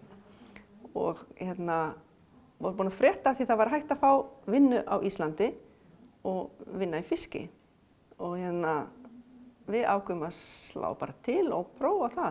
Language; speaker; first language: Icelandic; non-native, fluent; Afrikaans